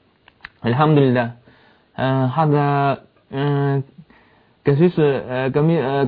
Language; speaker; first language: Arabic; non-native, learner; Chinese